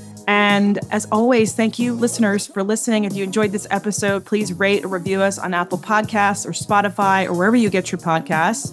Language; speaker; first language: English; native; English